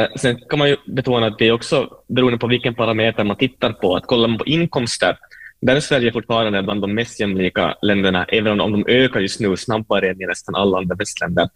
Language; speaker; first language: Swedish; native; Swedish